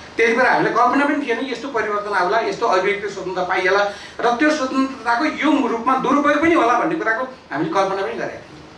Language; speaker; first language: Nepali; native; Nepali